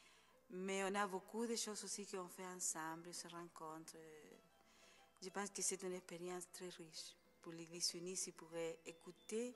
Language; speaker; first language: French; non-native, fluent; Spanish